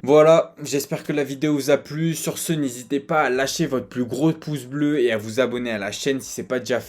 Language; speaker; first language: French; native; French